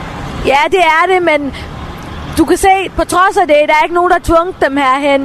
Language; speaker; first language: Danish; early bilingual, other home language; Tamil